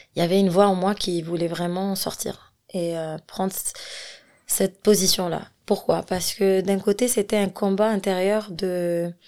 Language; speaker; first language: French; non-native, local second language; Arabic